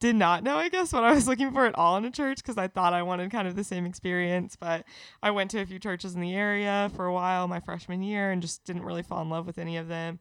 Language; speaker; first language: English; native; English